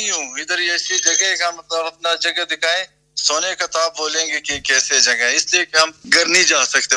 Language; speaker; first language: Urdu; non-native, fluent; Pashto